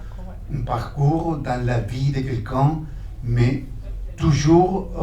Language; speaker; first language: French; non-native, fluent; Spanish